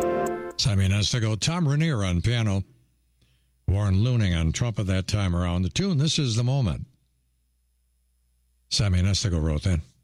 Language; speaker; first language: English; native; English